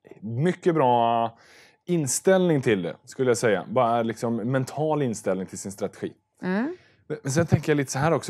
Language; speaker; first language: Swedish; native; Swedish